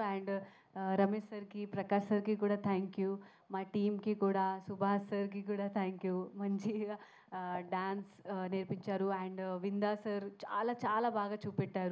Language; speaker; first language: Telugu; non-native, fluent; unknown